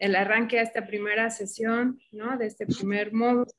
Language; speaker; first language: Spanish; native; Spanish